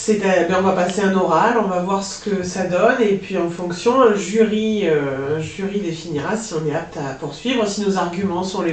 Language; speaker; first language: French; native; French